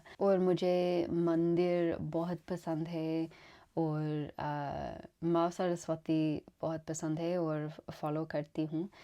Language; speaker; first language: Hindi; non-native, learner; English